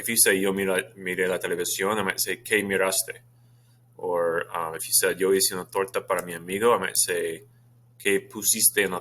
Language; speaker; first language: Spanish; non-native, fluent; English